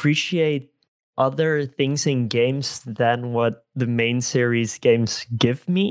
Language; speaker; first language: English; non-native, fluent; Dutch